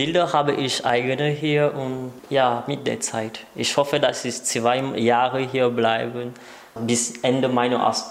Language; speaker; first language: German; non-native, learner; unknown